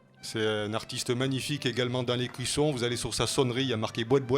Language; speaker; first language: French; native; French